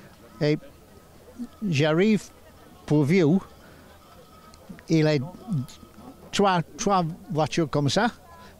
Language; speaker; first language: French; non-native, learner; English